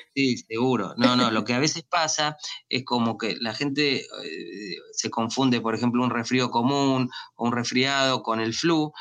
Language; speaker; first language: Spanish; native; Spanish